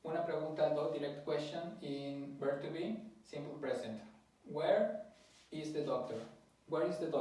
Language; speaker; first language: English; non-native, fluent; Spanish